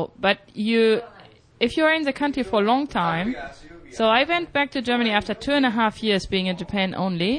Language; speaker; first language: English; non-native, fluent; German